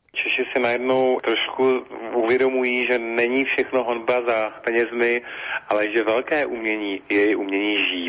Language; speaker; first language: Czech; native; Czech